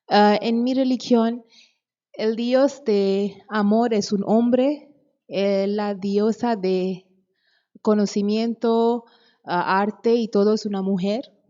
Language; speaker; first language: Spanish; non-native, fluent; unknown